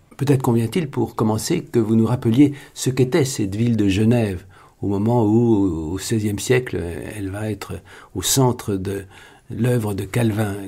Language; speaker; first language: French; native; French